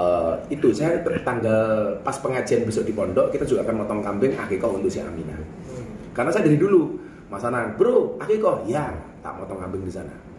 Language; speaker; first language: Indonesian; native; Indonesian